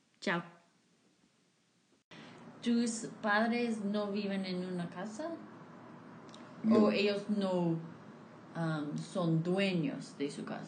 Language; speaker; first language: Spanish; non-native, fluent; English